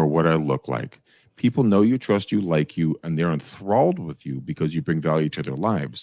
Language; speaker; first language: English; native; English